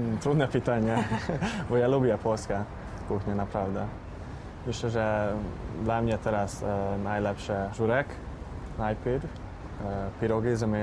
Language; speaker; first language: Polish; non-native, learner; Hungarian